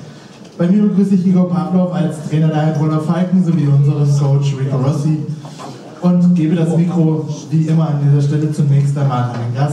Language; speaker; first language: German; native; German